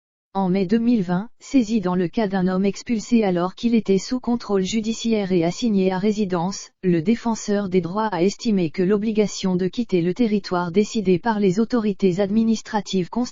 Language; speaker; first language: French; native; French